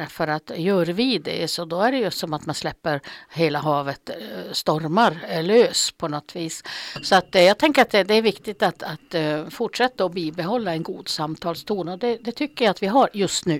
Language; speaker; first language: Swedish; native; Swedish